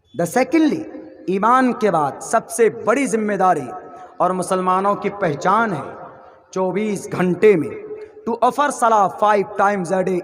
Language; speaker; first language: Urdu; native; Urdu